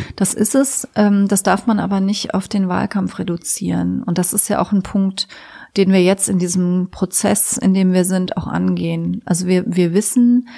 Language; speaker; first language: German; native; German